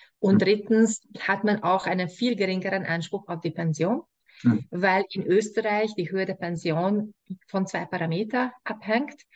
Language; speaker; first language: German; non-native, fluent; Hungarian